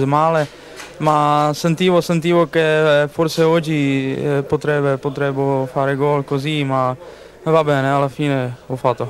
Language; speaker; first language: Italian; non-native, learner; Czech